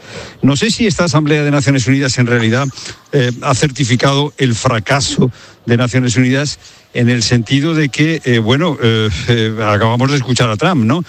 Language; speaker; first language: Spanish; native; Spanish